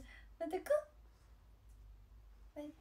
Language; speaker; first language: Korean; non-native, fluent; Chinese